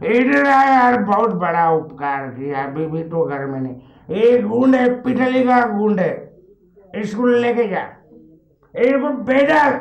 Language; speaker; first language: Hindi; non-native, local second language; Marathi